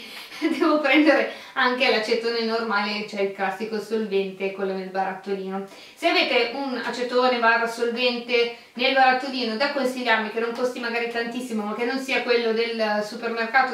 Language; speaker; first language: Italian; native; Italian